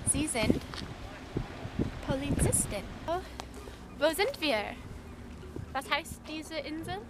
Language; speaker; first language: German; non-native, learner; English